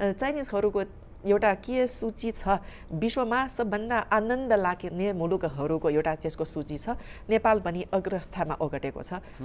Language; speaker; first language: Nepali; non-native, fluent; Chinese